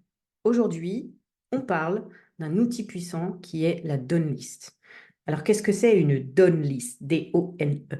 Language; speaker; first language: French; native; French